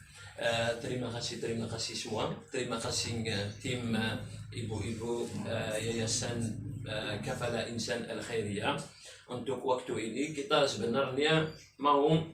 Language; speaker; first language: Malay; non-native, fluent; Arabic